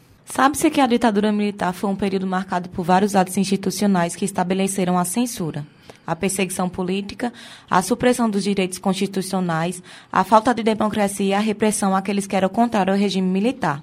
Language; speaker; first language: Portuguese; native; Portuguese